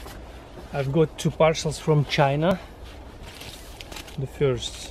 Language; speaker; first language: English; non-native, learner; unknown